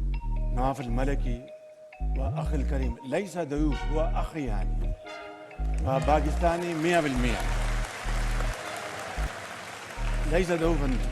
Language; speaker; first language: Arabic; non-native, fluent; Urdu